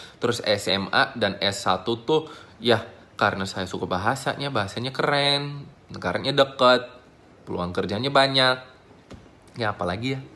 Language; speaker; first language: Indonesian; non-native, fluent; English